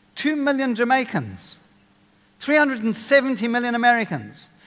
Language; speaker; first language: English; native; English